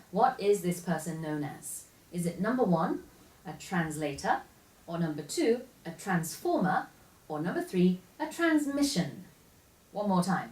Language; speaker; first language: English; early bilingual, other home language; Korean